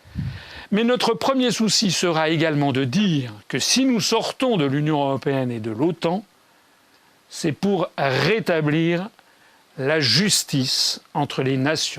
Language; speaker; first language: French; native; French